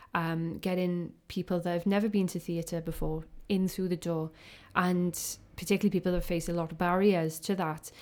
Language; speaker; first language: English; native; English